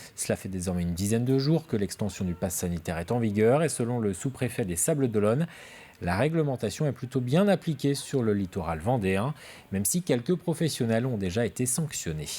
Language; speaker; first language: French; native; French